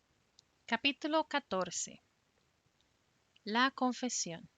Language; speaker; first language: Spanish; native; Spanish